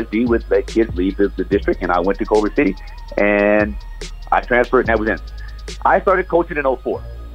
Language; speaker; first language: English; native; English